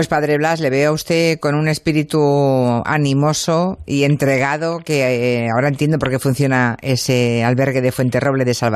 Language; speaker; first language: Spanish; native; Spanish